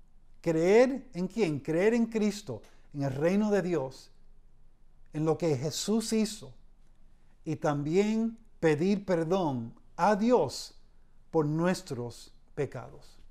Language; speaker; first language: Spanish; early bilingual, heritage; Spanish